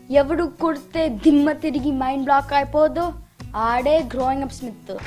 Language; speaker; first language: Telugu; early bilingual, heritage; Telugu